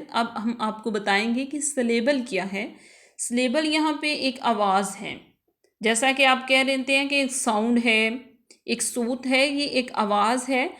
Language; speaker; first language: Urdu; native; Urdu